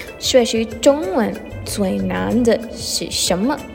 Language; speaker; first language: Chinese; non-native, learner; English